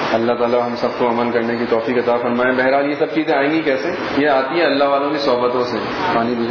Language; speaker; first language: Urdu; native; Urdu